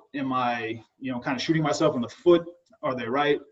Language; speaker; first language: English; native; English